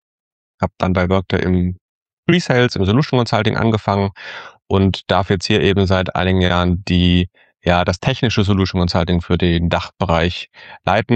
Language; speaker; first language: German; native; German